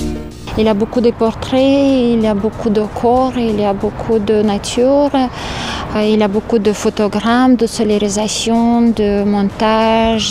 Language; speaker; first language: French; non-native, fluent; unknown